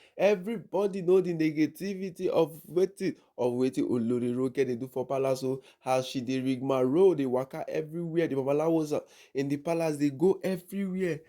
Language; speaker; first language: Nigerian Pidgin; non-native, local second language; Yoruba